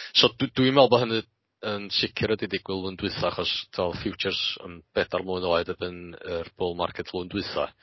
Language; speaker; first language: Welsh; native; Welsh